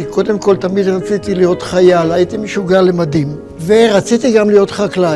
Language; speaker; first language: Hebrew; non-native, fluent; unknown